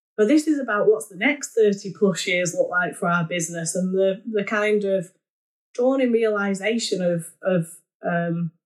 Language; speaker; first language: English; native; English